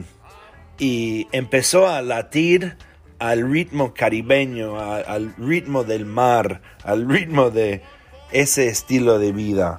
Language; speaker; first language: Spanish; non-native, fluent; English